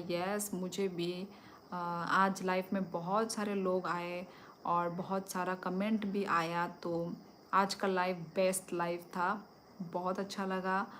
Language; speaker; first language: Hindi; non-native, local second language; Kok Borok